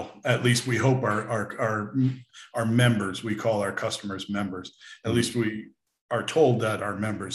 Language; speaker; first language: English; native; English